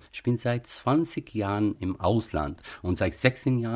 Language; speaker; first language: German; non-native, fluent; Arabic